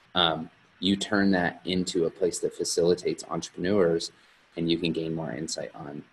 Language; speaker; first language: English; native; English